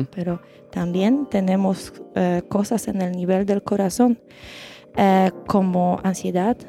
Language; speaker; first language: Spanish; non-native, fluent; Polish